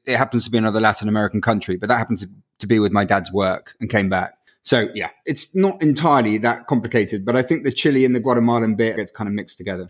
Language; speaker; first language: English; early bilingual, other home language; Spanish